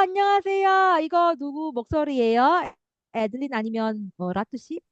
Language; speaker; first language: Korean; non-native, fluent; Indonesian